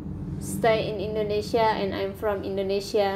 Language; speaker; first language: English; non-native, learner; Indonesian